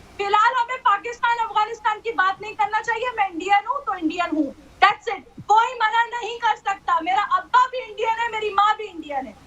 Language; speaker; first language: Hindi; native; Hindi